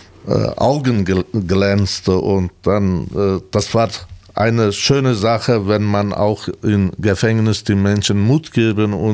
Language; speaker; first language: German; non-native, learner; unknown